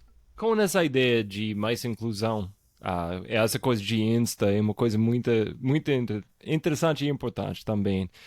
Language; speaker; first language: Portuguese; non-native, fluent; English